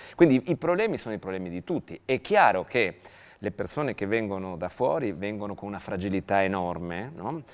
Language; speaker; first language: Italian; non-native, fluent; Spanish